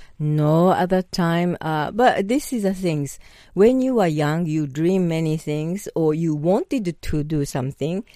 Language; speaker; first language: English; non-native, learner; Japanese